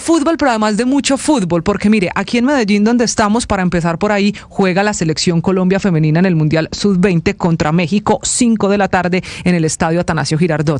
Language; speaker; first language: Spanish; native; Spanish